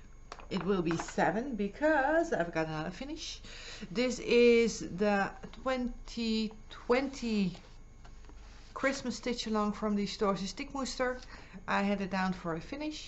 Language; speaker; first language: English; non-native, fluent; Dutch